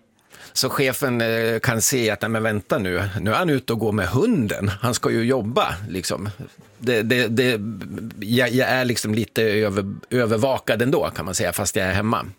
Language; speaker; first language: Swedish; native; Swedish